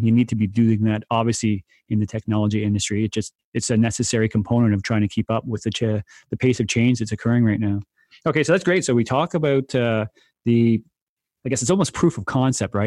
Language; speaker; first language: English; native; English